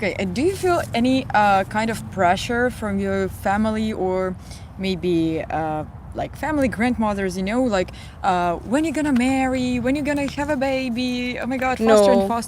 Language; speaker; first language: English; non-native, fluent; Russian